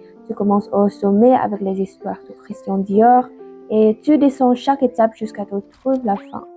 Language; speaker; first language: French; non-native, learner; Indonesian